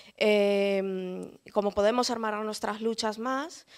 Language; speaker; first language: Spanish; native; Spanish